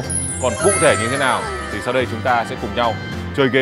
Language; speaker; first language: Vietnamese; native; Vietnamese